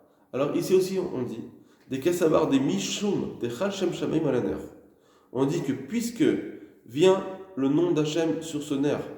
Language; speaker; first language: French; native; French